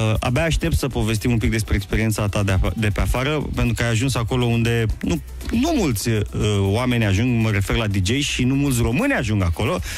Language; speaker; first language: Romanian; native; Romanian